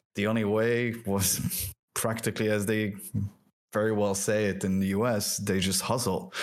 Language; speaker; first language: English; non-native, fluent; French